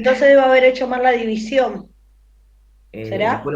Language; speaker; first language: Spanish; native; Spanish